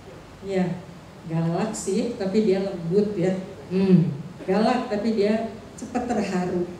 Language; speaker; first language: Indonesian; native; Indonesian